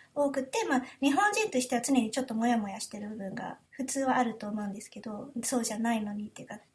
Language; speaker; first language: Japanese; early bilingual, heritage; Japanese